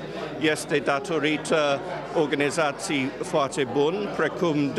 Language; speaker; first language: Romanian; non-native, fluent; English